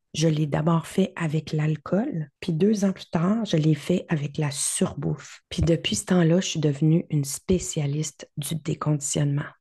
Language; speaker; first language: French; native; French